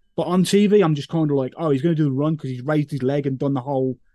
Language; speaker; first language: English; native; English